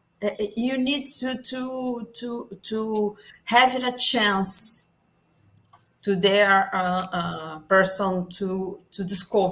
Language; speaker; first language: English; non-native, learner; Portuguese